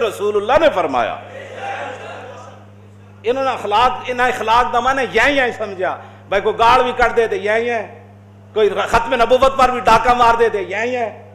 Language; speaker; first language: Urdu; non-native, local second language; Punjabi